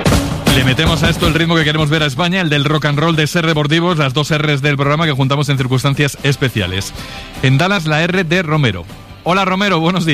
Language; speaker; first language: Spanish; native; Spanish